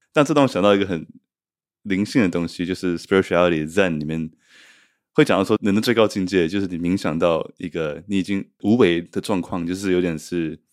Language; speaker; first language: Chinese; native; Chinese